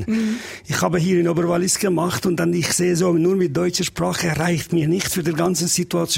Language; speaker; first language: German; non-native, learner; Albanian